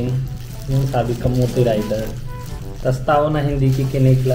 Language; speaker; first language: Filipino; non-native, learner; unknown